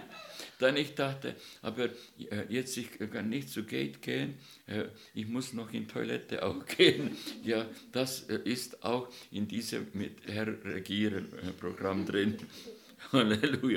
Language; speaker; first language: German; non-native, learner; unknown